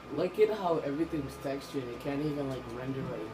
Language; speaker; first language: English; native; English